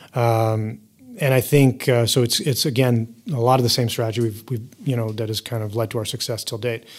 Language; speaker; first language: English; native; English